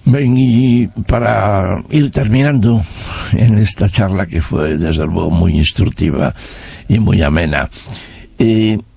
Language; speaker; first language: Spanish; native; Spanish